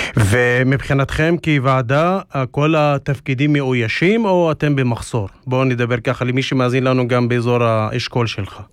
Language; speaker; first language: Hebrew; non-native, local second language; Arabic